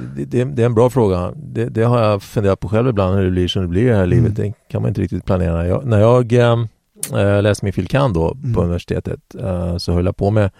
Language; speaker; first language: Swedish; native; Swedish